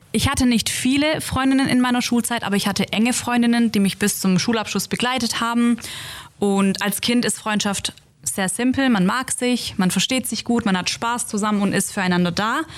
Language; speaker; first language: German; native; German